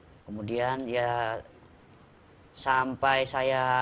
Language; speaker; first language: Indonesian; native; Indonesian